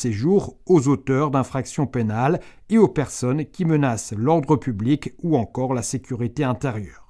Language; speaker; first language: French; native; French